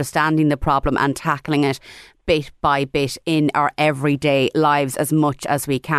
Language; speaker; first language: English; native; English